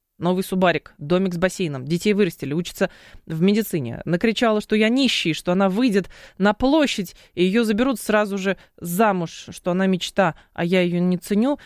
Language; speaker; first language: Russian; native; Russian